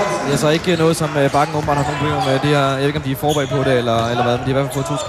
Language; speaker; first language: Danish; native; Danish